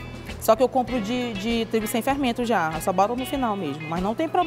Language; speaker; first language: Portuguese; native; Portuguese